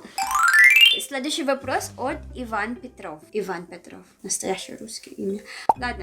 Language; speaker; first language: Russian; non-native, learner; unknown